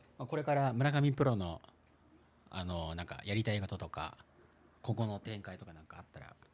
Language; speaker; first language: Japanese; early bilingual, heritage; Japanese